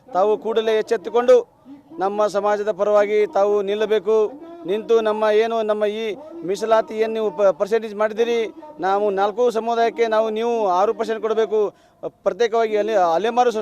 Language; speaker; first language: Kannada; non-native, local second language; Lambadi